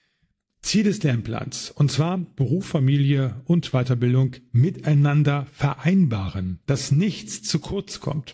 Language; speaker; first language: German; native; German